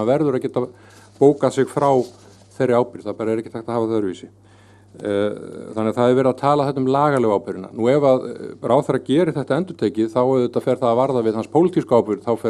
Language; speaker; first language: Icelandic; native; Icelandic